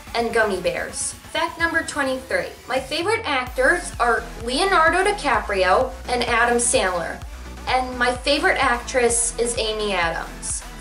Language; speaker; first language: English; native; English